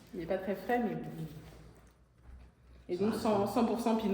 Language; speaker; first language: French; native; French